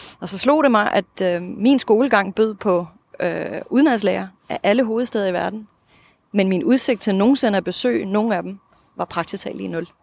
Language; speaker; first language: Danish; non-native, fluent; Russian